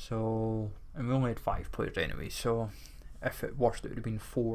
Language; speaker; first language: English; native; English